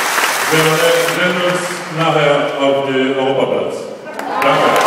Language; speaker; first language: German; non-native, learner; French